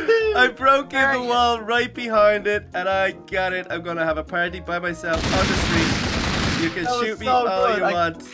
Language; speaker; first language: English; native; English